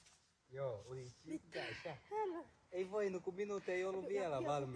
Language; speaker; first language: Finnish; non-native, fluent; Kinyarwanda